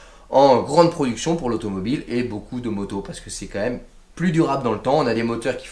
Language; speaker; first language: French; native; French